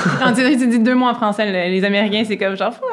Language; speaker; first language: French; native; French